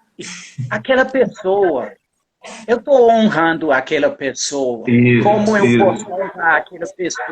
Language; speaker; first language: Portuguese; non-native, fluent; English